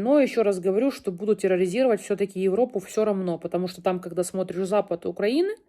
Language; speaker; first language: Ukrainian; non-native, local second language; Russian